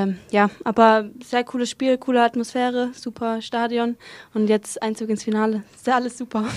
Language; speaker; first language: German; native; German